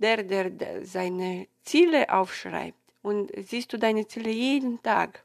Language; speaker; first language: German; non-native, fluent; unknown